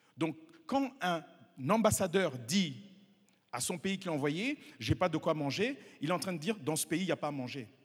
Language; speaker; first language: French; non-native, local second language; Kinyarwanda